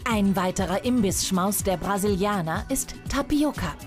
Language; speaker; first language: German; native; German